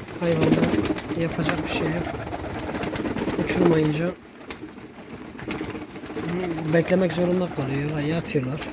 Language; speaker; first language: Turkish; native; Turkish